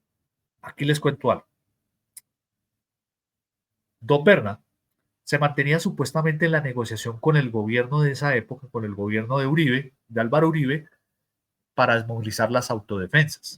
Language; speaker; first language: Spanish; native; Spanish